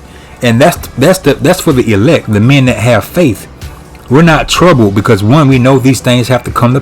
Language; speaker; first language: English; native; English